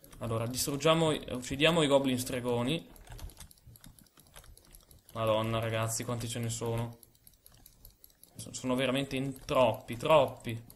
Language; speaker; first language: Italian; native; Italian